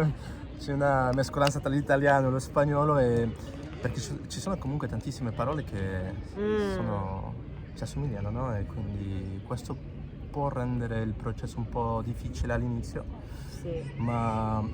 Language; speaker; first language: Italian; non-native, fluent; Spanish